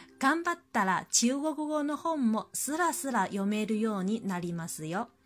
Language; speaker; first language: Japanese; non-native, fluent; Chinese